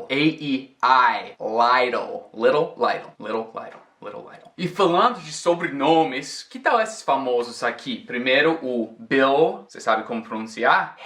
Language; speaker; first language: Portuguese; non-native, fluent; English